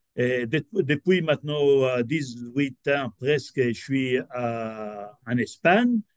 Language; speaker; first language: French; non-native, fluent; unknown